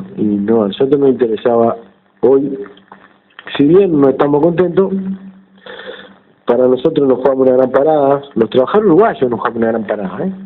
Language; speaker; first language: Spanish; native; Spanish